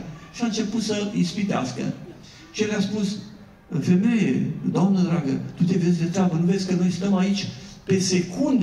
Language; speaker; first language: Romanian; native; Romanian